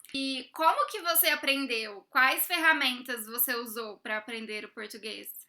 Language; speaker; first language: Portuguese; native; Portuguese